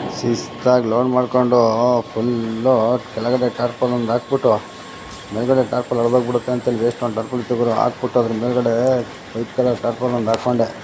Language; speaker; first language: Kannada; non-native, local second language; Lambadi